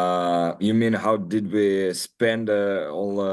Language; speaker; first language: English; non-native, learner; Russian